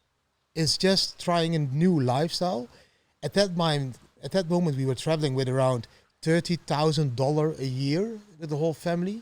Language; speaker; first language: English; non-native, fluent; Dutch